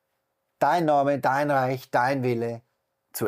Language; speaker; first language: German; native; German